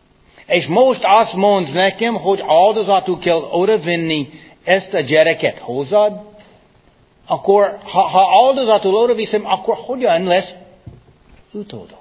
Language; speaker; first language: Hungarian; non-native, fluent; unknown